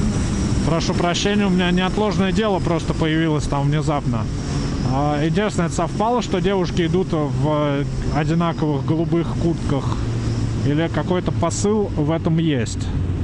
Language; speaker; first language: Russian; native; Russian